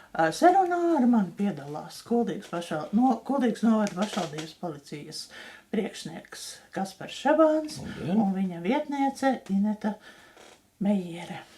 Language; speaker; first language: Latvian; native; Latvian